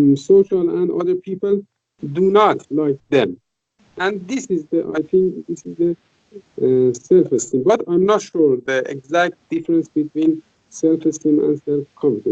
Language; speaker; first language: English; non-native, fluent; Persian